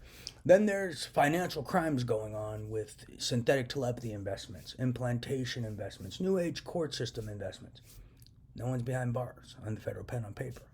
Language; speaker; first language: English; native; English